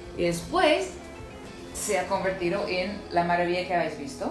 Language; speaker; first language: Spanish; non-native, fluent; English